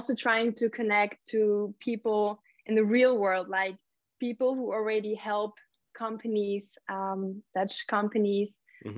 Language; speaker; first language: English; non-native, fluent; German